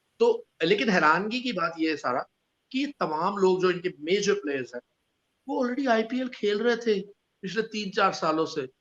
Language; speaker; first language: Urdu; non-native, local second language; Punjabi